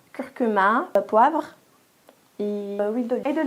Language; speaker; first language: French; non-native, local second language; Arabic